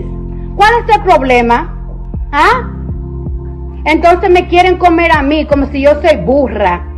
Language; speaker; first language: Spanish; early bilingual, heritage; Spanish